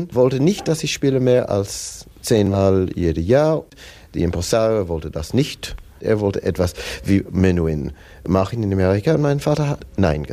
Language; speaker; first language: German; non-native, fluent; English